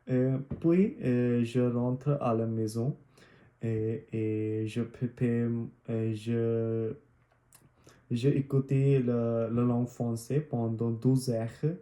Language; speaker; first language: French; non-native, learner; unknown